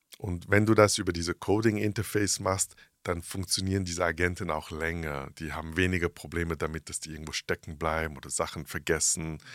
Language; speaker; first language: German; early bilingual, heritage; English